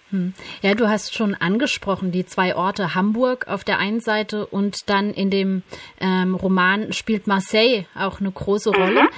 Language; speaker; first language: German; native; German